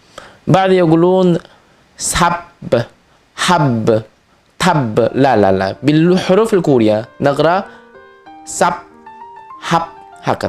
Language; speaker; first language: Arabic; non-native, fluent; Korean